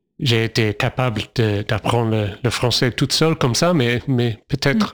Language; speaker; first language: French; non-native, fluent; English